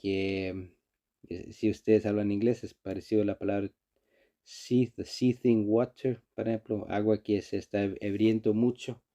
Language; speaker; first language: Spanish; non-native, learner; Icelandic